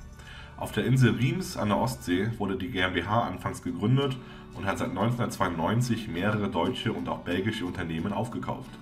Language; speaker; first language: German; native; German